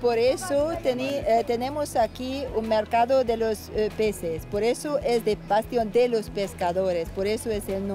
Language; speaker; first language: Spanish; non-native, learner; Hungarian